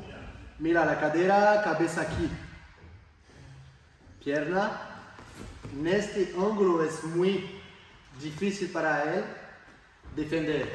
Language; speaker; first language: Spanish; non-native, learner; French